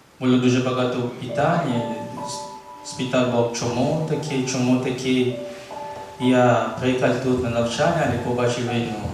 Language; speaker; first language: Ukrainian; non-native, learner; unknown